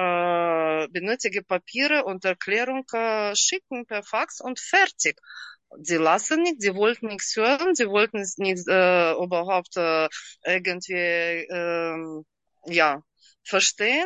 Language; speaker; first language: German; non-native, learner; Russian